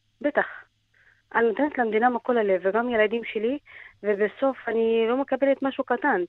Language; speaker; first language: Hebrew; non-native, fluent; Arabic